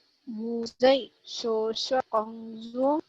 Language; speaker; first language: Chinese; non-native, learner; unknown